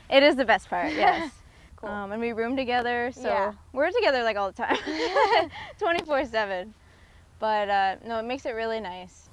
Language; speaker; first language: English; native; English